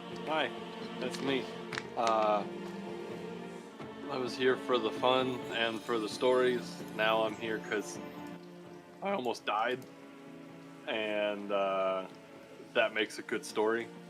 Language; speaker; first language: English; native; English